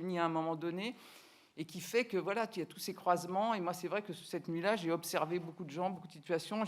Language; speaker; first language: French; native; French